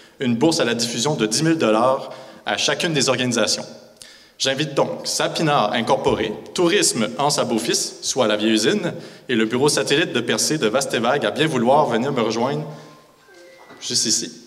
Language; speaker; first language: French; native; French